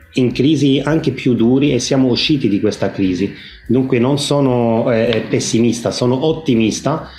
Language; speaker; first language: Italian; non-native, fluent; Arabic